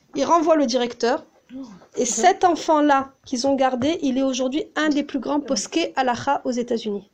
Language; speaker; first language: French; early bilingual, heritage; Hebrew